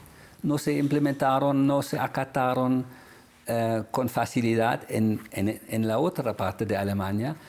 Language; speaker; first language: Spanish; non-native, fluent; German